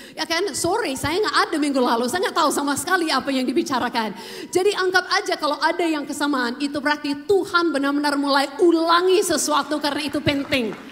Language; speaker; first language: Indonesian; non-native, fluent; English